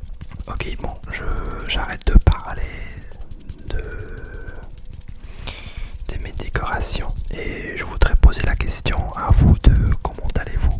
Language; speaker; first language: French; non-native, fluent; English